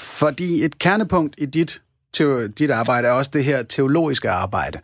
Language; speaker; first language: Danish; native; Danish